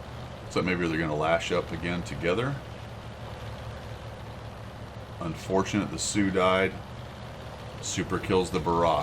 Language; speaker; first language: English; native; English